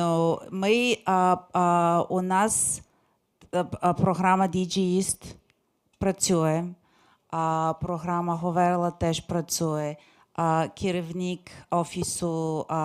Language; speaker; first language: Ukrainian; non-native, fluent; English